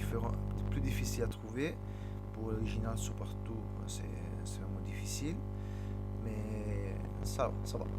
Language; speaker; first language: French; non-native, learner; Italian